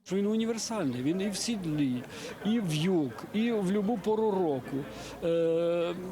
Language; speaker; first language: Ukrainian; native; Ukrainian